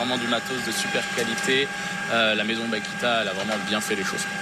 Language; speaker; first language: French; native; French